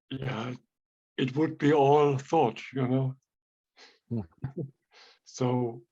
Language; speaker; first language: English; non-native, fluent; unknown